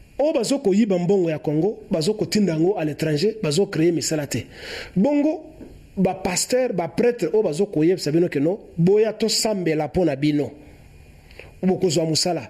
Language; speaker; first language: Lingala; non-native, local second language; Luba-Lulua